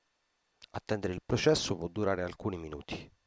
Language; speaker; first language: Italian; native; Italian